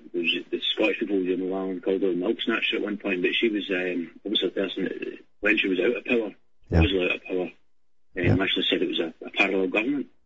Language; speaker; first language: English; native; English